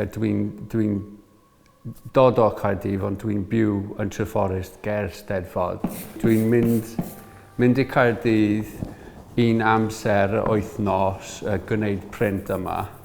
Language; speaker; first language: Welsh; non-native, learner; English